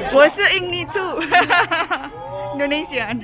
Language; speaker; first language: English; non-native, fluent; Indonesian